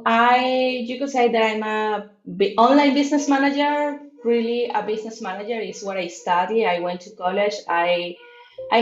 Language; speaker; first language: English; non-native, fluent; Spanish